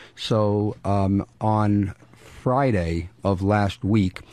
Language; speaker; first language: English; native; English